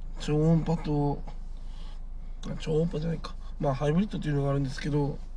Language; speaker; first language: Japanese; native; Japanese